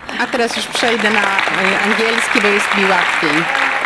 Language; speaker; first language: Polish; non-native, learner; Ukrainian